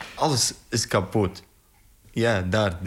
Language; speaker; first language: Dutch; non-native, learner; Arabic